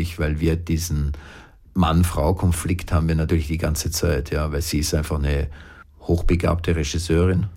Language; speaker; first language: German; native; German